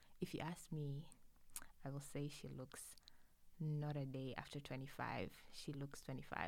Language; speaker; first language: English; non-native, local second language; Swahili